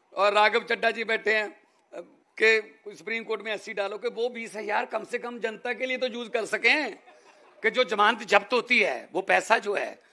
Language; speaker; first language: Hindi; non-native, local second language; Punjabi